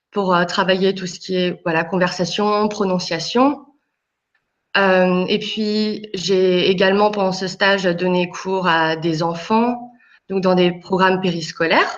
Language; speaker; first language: French; native; French